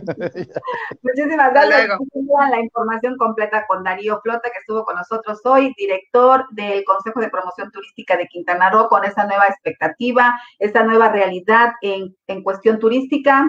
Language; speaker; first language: Spanish; native; Spanish